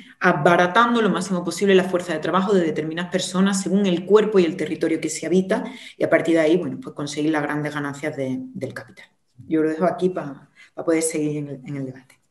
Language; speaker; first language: Spanish; native; Spanish